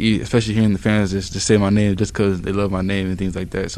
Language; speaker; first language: English; native; English